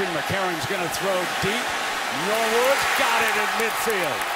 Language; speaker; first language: English; native; English